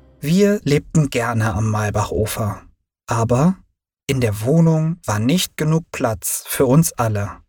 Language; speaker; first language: German; early bilingual, other home language; Turkish